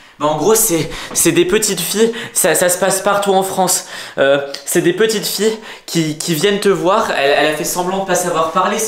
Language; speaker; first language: French; native; French